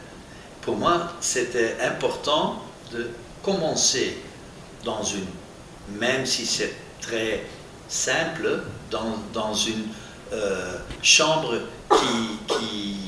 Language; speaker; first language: French; non-native, local second language; Dutch